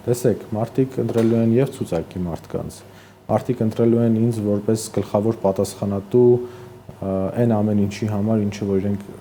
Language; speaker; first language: Armenian; native; Armenian